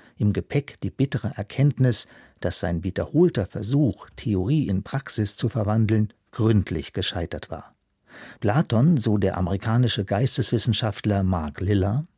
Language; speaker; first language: German; native; German